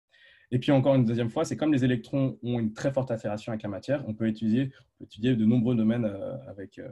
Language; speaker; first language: French; native; French